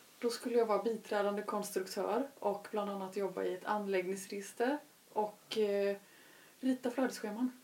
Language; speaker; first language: Swedish; native; Swedish